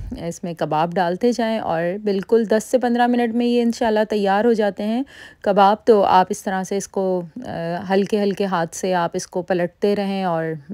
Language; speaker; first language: Urdu; native; Urdu